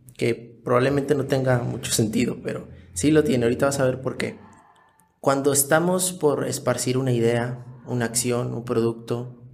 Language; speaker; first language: Spanish; native; Spanish